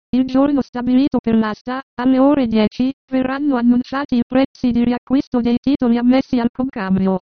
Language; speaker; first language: Italian; native; Italian